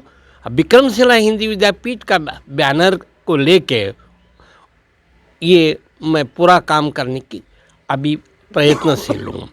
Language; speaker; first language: Hindi; non-native, local second language; Marathi